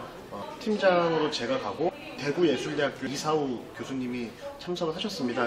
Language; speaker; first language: Korean; native; Korean